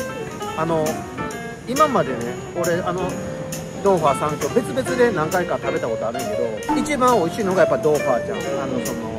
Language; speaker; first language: Japanese; native; Japanese